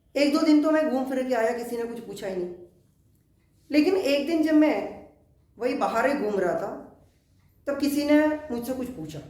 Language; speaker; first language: Hindi; non-native, local second language; Malayalam